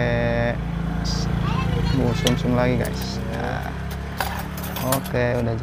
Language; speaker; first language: Indonesian; native; Indonesian